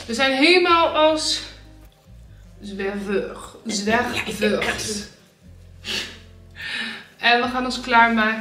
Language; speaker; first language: Dutch; native; Dutch